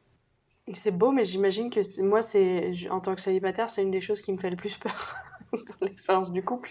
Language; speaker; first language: French; native; French